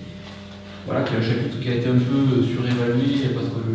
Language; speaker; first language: French; native; French